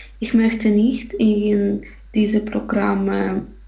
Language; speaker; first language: German; non-native, learner; Russian